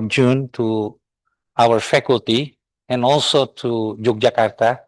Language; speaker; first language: English; non-native, fluent; Indonesian